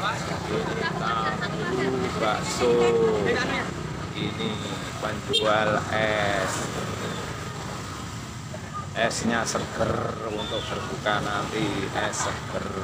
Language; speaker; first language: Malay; non-native, local second language; Javanese